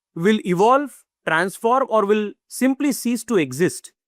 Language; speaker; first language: English; non-native, local second language; Kannada